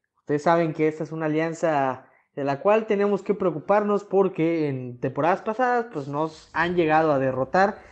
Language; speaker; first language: Spanish; native; Spanish